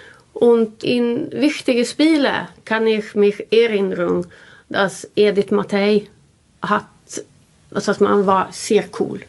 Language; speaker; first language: German; non-native, learner; Swedish